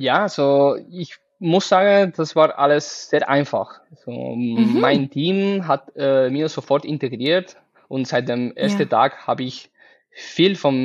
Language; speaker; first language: German; non-native, learner; Spanish